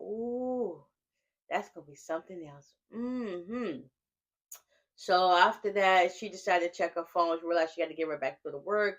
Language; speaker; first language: English; native; English